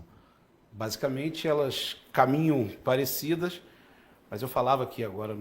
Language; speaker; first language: Portuguese; native; Portuguese